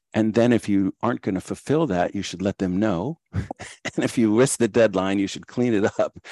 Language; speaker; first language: English; native; English